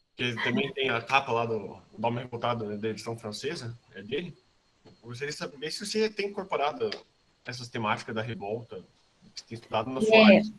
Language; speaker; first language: Portuguese; native; Portuguese